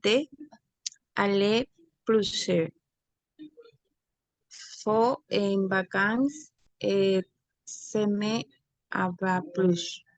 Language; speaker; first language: French; non-native, learner; Spanish